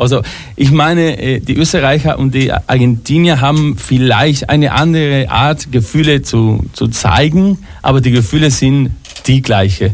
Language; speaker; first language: German; non-native, fluent; Spanish